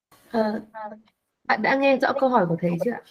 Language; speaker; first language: Vietnamese; native; Vietnamese